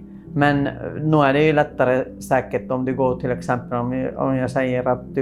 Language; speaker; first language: Swedish; non-native, local second language; Finnish